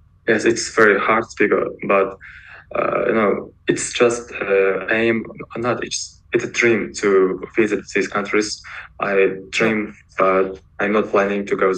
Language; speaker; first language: English; non-native, learner; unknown